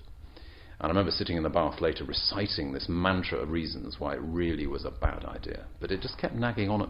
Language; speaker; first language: English; native; English